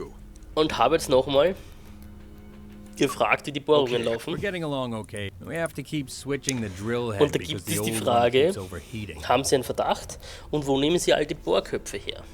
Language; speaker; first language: German; native; German